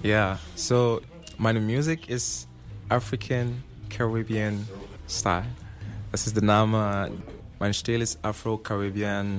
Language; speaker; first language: German; non-native, learner; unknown